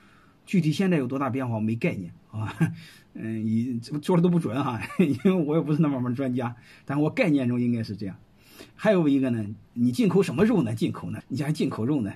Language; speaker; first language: Chinese; native; Chinese